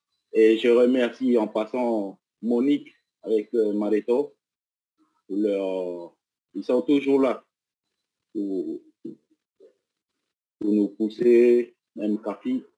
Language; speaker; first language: French; non-native, local second language; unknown